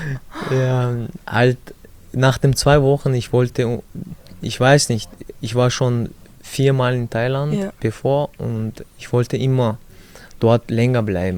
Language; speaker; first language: German; non-native, learner; Chechen